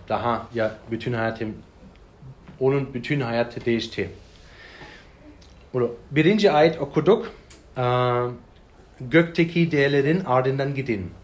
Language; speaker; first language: Turkish; non-native, learner; German